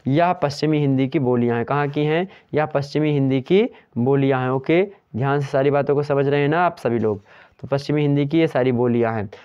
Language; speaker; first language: Hindi; native; Hindi